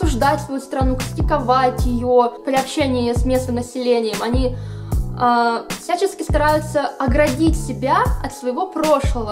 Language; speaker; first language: Russian; native; Russian